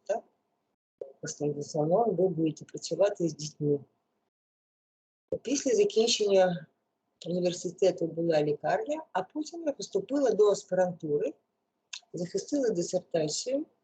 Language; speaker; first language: Ukrainian; non-native, local second language; Russian